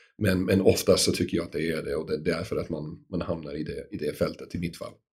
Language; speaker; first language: Swedish; non-native, fluent; English